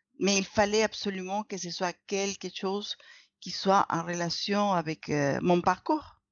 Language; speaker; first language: French; non-native, fluent; Spanish